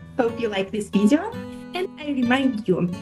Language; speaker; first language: English; non-native, fluent; Russian